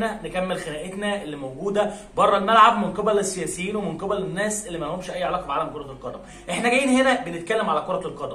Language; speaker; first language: Arabic; native; Arabic